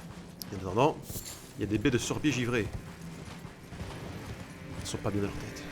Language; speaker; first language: French; native; French